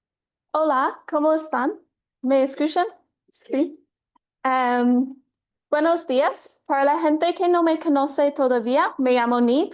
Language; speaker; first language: Spanish; non-native, fluent; English